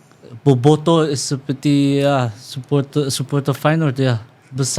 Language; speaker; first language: Indonesian; early bilingual, heritage; Dutch